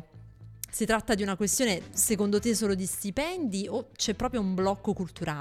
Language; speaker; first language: Italian; native; Italian